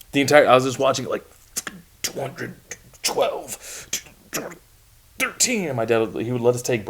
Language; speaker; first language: English; native; English